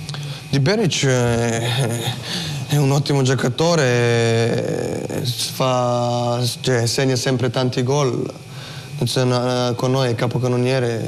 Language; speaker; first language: Italian; non-native, fluent; Slovenian